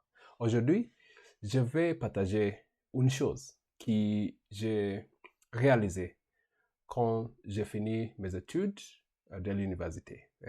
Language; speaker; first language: French; non-native, learner; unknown